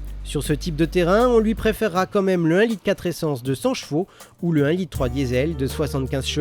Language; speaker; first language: French; native; French